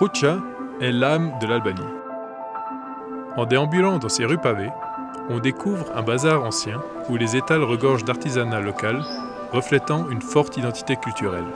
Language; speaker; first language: French; native; French